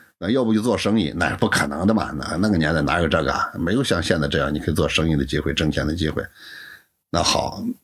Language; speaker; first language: Chinese; native; Chinese